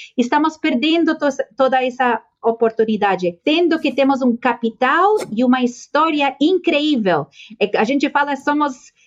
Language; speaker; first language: Portuguese; non-native, fluent; Spanish